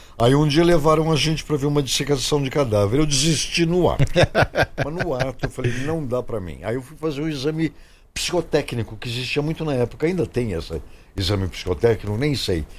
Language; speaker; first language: Portuguese; native; Portuguese